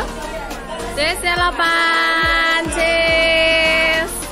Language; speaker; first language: Chinese; non-native, fluent; Javanese